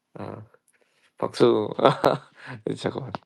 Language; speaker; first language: Korean; early bilingual, heritage; Korean